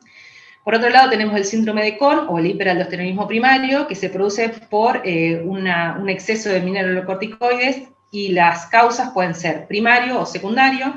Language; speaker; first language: Spanish; native; Spanish